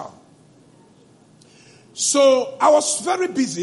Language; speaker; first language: English; non-native, local second language; Ewe